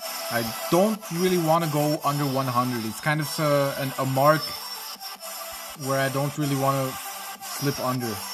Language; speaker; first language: English; non-native, fluent; German